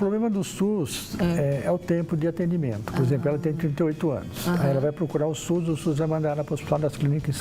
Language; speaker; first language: Portuguese; native; Portuguese